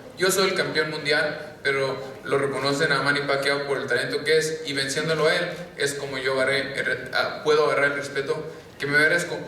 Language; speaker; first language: Spanish; early bilingual, heritage; Spanish